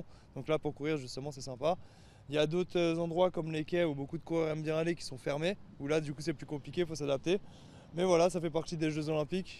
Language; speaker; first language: French; native; French